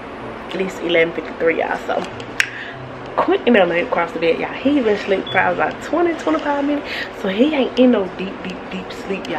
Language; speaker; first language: English; native; English